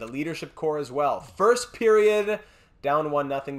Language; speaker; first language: English; native; English